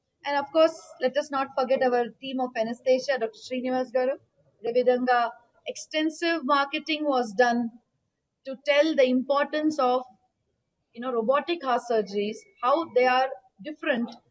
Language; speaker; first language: English; non-native, local second language; Telugu